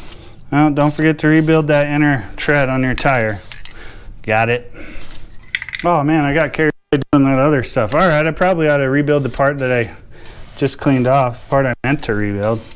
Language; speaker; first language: English; native; English